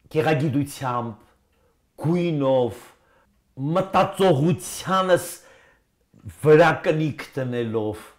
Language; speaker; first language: Armenian; native; Armenian